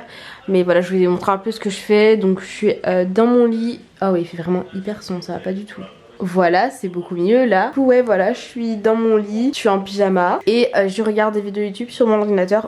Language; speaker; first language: French; native; French